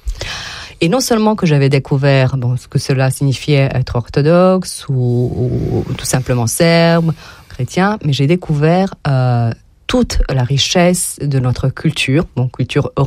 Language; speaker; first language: French; non-native, fluent; Serbian